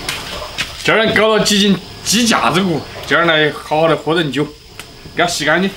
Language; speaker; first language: Chinese; native; Chinese